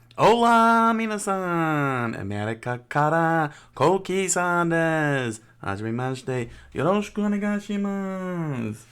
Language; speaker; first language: Japanese; non-native, learner; English